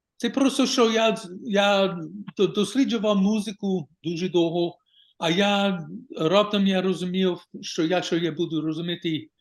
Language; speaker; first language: Ukrainian; non-native, learner; English